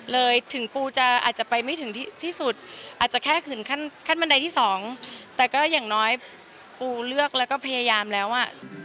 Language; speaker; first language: Thai; native; Thai